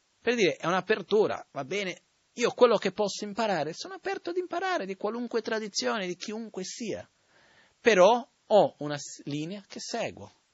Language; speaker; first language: Italian; non-native, fluent; Portuguese